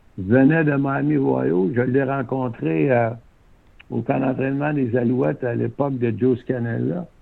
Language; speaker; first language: French; native; French